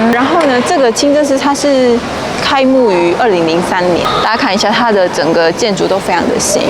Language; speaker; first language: Chinese; early bilingual, heritage; Chinese